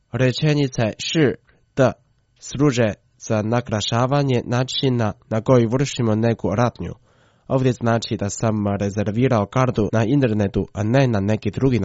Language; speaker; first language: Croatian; non-native, fluent; Chinese